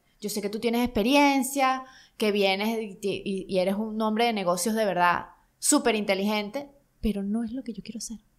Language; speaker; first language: Spanish; native; Spanish